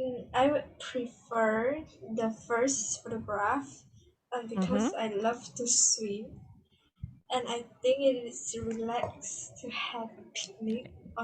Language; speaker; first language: English; non-native, learner; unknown